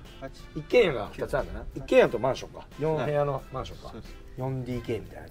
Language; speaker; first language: Japanese; native; Japanese